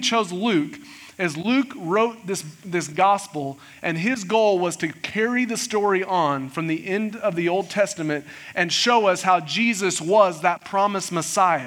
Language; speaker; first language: English; native; English